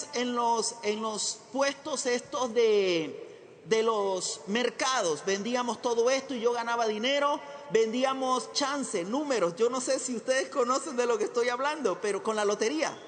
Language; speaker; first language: Spanish; native; Spanish